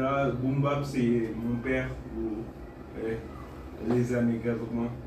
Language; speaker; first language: French; non-native, fluent; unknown